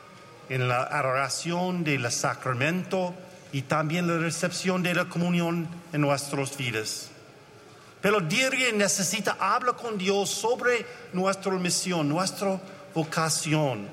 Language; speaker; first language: Spanish; non-native, learner; English